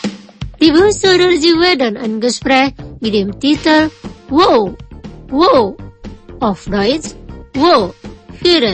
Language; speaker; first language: German; non-native, fluent; Indonesian